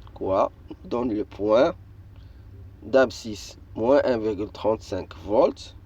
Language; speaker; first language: French; non-native, local second language; Arabic